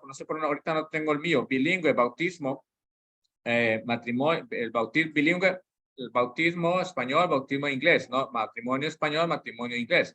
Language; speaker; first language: Spanish; native; Spanish